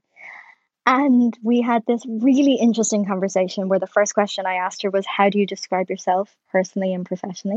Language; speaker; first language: English; native; English